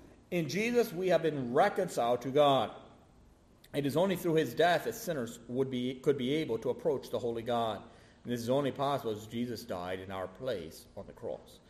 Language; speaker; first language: English; native; English